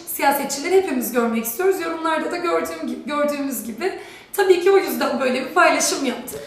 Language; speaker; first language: Turkish; native; Turkish